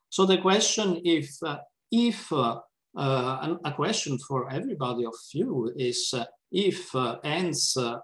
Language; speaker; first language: English; non-native, fluent; Italian